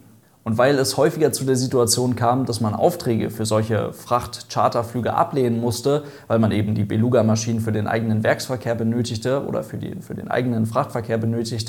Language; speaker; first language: German; native; German